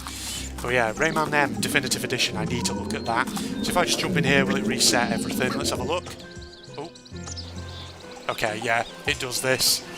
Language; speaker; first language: English; native; English